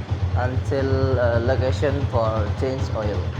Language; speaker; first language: English; non-native, learner; Indonesian